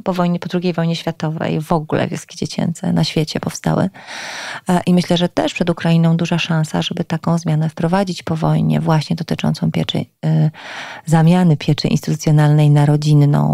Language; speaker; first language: Polish; native; Polish